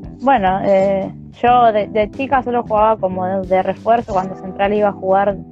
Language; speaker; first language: Spanish; native; Spanish